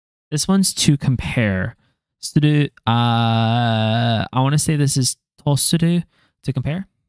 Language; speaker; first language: English; native; English